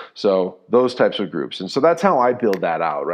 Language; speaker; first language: English; native; English